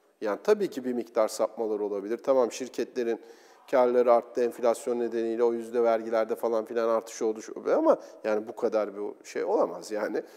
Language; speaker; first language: Turkish; native; Turkish